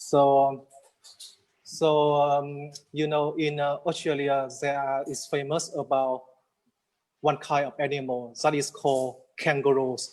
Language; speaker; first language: English; non-native, learner; Vietnamese